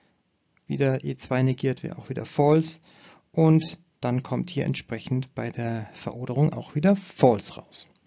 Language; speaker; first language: German; native; German